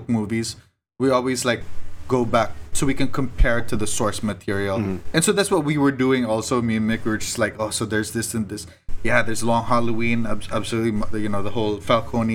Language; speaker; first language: English; non-native, local second language; Cebuano